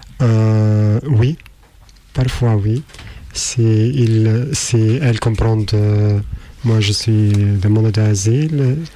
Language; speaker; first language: French; non-native, learner; Albanian